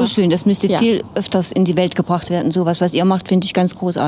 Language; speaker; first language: German; native; German